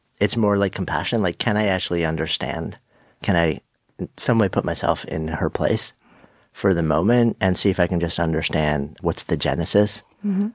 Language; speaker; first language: English; native; English